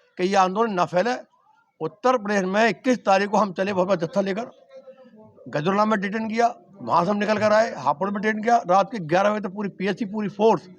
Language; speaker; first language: Hindi; native; Hindi